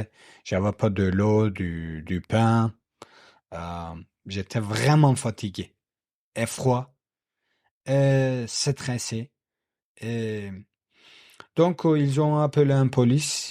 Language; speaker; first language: French; non-native, learner; Kurdish